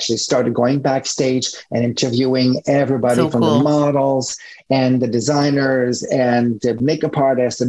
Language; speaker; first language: English; non-native, fluent; French